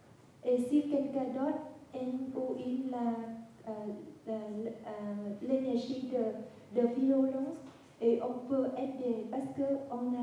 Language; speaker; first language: French; non-native, fluent; Vietnamese